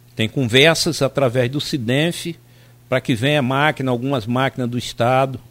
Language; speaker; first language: Portuguese; native; Portuguese